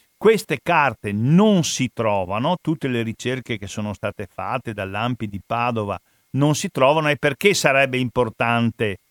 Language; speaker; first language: Italian; native; Italian